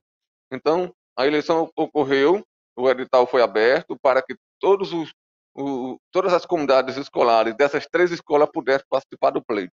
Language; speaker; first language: Portuguese; native; Portuguese